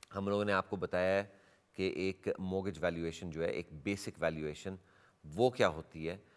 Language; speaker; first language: Urdu; early bilingual, heritage; Urdu